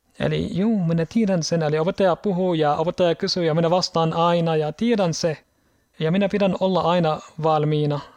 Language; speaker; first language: Finnish; non-native, learner; Arabic